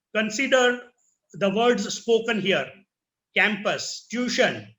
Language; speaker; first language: English; non-native, local second language; Gujarati